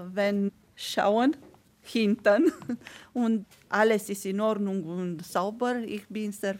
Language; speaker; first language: German; non-native, learner; Romanian